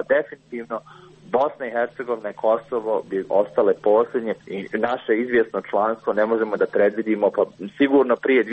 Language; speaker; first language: Croatian; native; Croatian